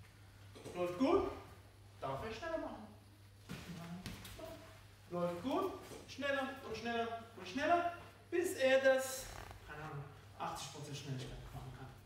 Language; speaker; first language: German; non-native, fluent; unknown